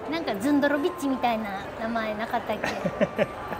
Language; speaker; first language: Japanese; native; Japanese